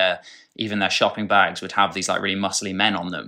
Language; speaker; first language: English; native; English